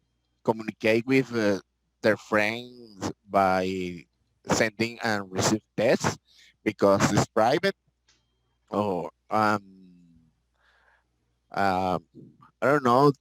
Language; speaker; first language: English; non-native, learner; Spanish